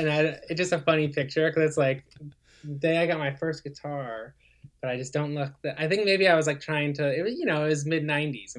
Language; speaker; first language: English; native; English